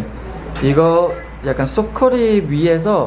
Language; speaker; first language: Korean; non-native, fluent; Chinese